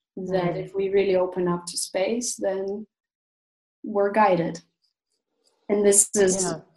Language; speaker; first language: English; non-native, fluent; Russian